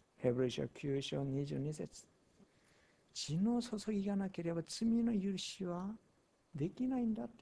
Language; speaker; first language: Japanese; non-native, fluent; Korean